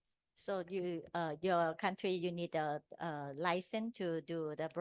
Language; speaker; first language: English; non-native, learner; Thai